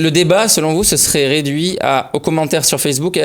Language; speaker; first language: French; native; French